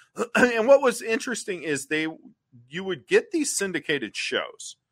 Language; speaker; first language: English; native; English